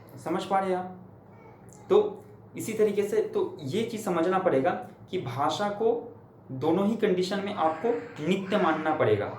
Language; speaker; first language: Hindi; native; Hindi